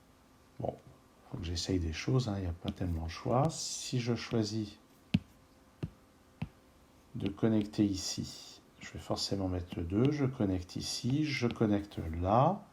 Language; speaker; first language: French; native; French